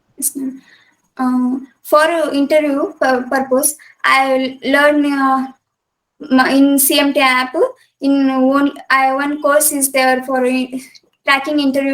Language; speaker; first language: English; non-native, local second language; Kannada